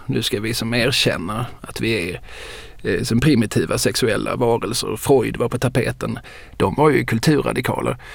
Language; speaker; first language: Swedish; native; Swedish